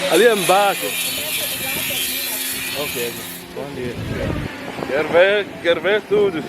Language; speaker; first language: Portuguese; non-native, learner; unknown